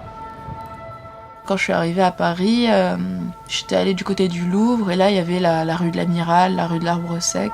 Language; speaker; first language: French; non-native, local second language; Arabic